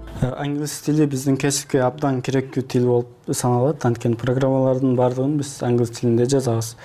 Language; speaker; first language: Kyrgyz; early bilingual, heritage; Kyrgyz